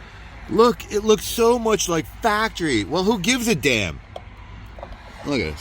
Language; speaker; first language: English; native; English